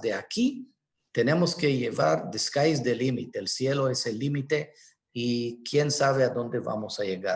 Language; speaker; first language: Spanish; non-native, fluent; Hebrew